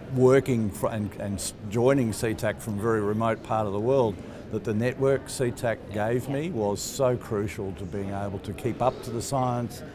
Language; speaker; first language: English; native; English